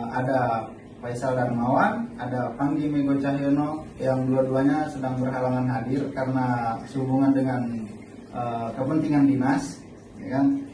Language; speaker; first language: Indonesian; native; Indonesian